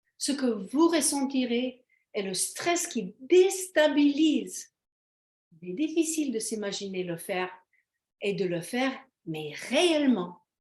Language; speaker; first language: French; non-native, fluent; Slovenian